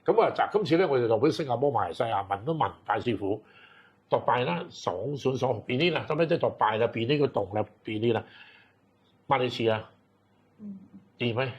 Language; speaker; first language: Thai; non-native, learner; Cantonese